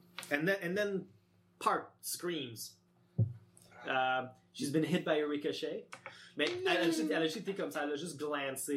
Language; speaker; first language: French; native; French